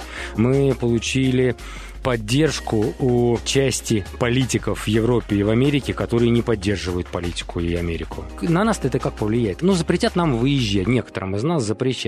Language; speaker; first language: Russian; native; Russian